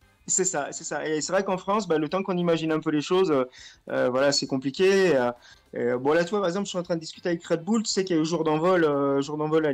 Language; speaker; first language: French; native; French